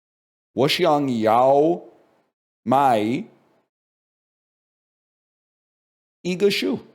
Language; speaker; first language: Chinese; non-native, learner; English